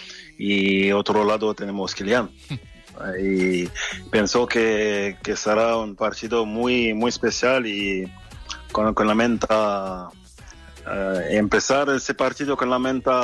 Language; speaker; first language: Spanish; non-native, fluent; French